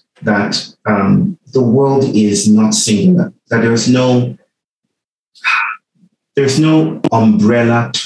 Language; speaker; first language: English; non-native, local second language; Yoruba